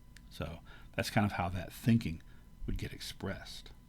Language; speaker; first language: English; native; English